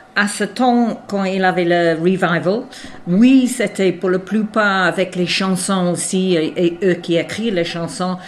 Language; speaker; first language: French; non-native, fluent; English